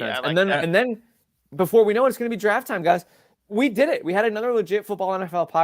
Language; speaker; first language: English; native; English